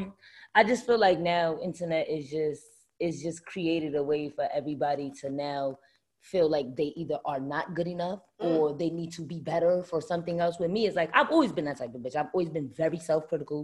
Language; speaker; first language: English; native; English